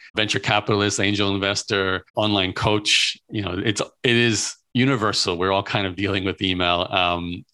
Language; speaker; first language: English; native; English